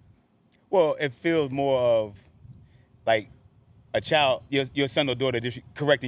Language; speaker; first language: English; native; English